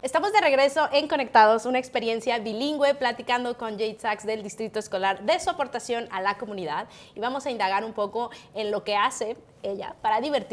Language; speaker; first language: Spanish; native; Spanish